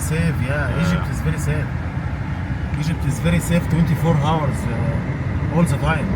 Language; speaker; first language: English; non-native, learner; Arabic